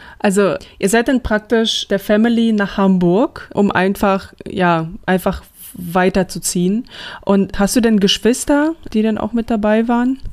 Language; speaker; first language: German; early bilingual, other home language; Russian